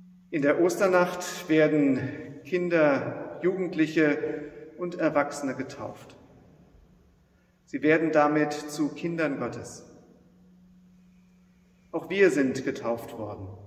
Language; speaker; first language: German; native; German